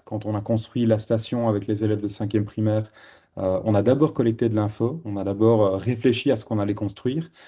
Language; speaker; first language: French; native; French